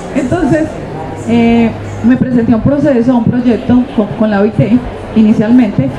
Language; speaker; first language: Spanish; native; Spanish